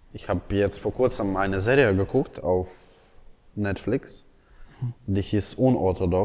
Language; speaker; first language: German; non-native, fluent; Russian